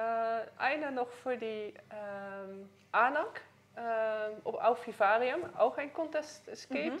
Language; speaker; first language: German; non-native, learner; Dutch